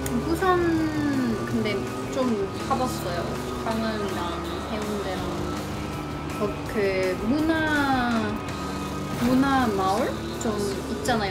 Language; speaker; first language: Korean; non-native, fluent; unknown